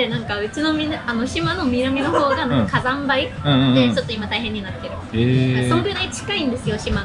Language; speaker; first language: Japanese; non-native, fluent; English